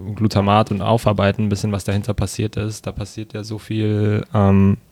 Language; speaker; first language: German; native; German